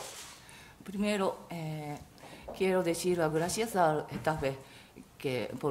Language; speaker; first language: Spanish; non-native, fluent; Japanese